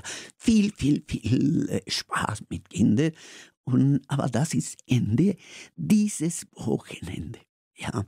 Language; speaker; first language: German; non-native, learner; Spanish